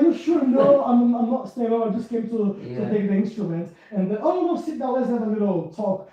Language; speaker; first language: English; non-native, fluent; Portuguese